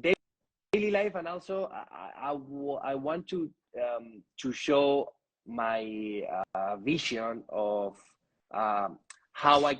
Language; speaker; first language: English; non-native, learner; Spanish